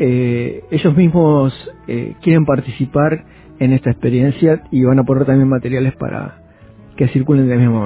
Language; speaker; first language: Spanish; native; Spanish